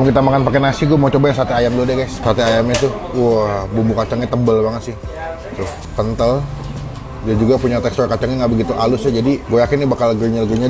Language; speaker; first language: Indonesian; native; Indonesian